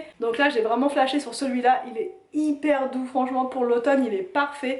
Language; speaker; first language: French; native; French